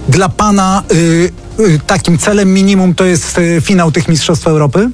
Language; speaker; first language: Polish; native; Polish